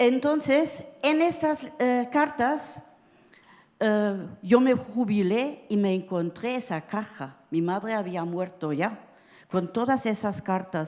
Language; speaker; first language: Spanish; early bilingual, heritage; Spanish